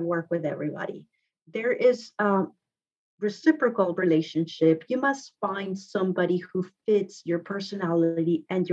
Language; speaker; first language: English; non-native, fluent; Spanish